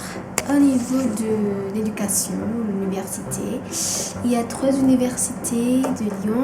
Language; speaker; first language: French; non-native, fluent; Indonesian